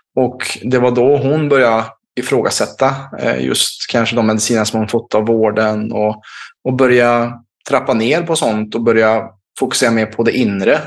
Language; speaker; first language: Swedish; native; Swedish